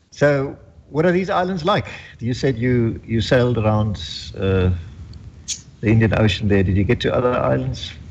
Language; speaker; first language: English; non-native, local second language; Afrikaans